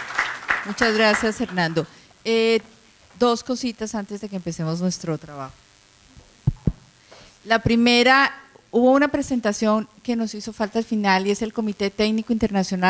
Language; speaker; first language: Spanish; native; Spanish